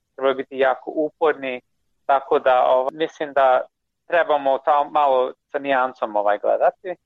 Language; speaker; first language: Croatian; non-native, fluent; English